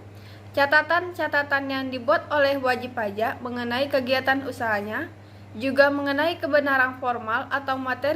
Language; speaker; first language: Indonesian; native; Indonesian